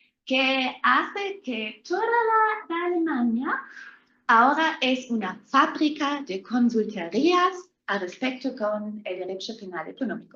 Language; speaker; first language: Spanish; non-native, fluent; German